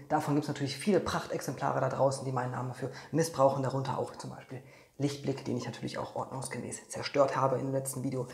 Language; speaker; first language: German; non-native, fluent; Polish